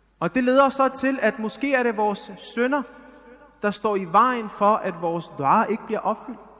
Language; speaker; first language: Danish; early bilingual, other home language; Arabic